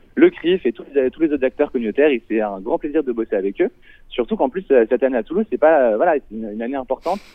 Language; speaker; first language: French; native; French